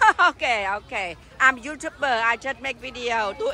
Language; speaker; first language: English; non-native, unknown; Vietnamese